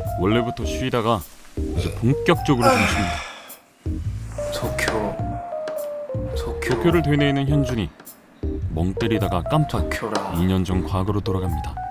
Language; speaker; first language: Korean; native; Korean